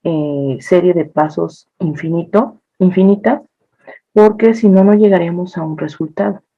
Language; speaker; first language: Spanish; native; Spanish